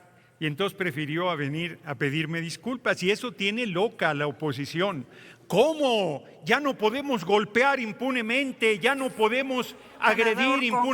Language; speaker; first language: Spanish; native; Spanish